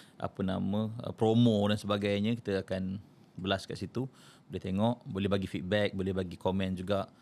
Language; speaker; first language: Malay; native; Malay